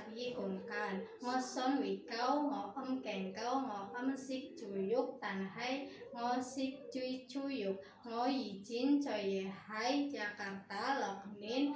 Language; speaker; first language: Cantonese; non-native, learner; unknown